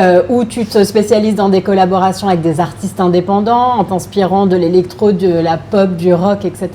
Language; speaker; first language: French; native; French